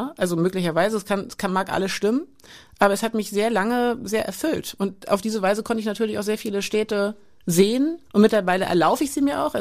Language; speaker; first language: German; native; German